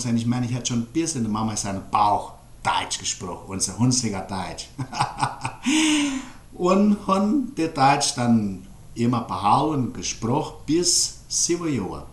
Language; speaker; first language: German; early bilingual, heritage; German